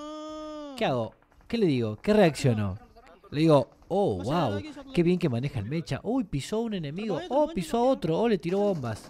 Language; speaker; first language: Spanish; native; Spanish